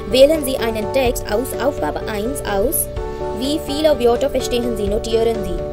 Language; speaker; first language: German; non-native, fluent; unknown